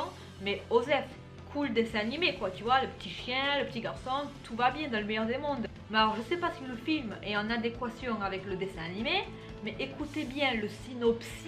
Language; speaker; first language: French; native; French